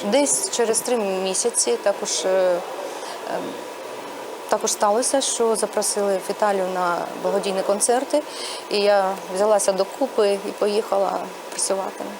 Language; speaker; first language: Ukrainian; non-native, local second language; Russian